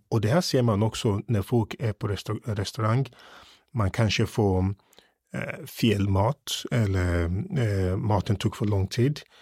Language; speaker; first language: Swedish; early bilingual, other home language; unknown